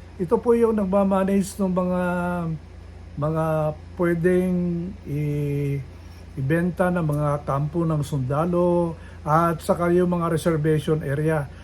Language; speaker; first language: Filipino; non-native, local second language; Iloko